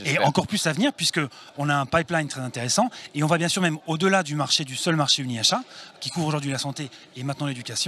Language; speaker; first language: French; native; French